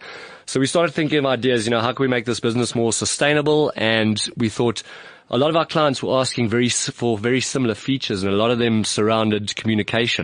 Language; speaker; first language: English; native; English